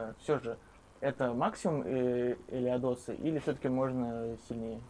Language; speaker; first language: Russian; native; Russian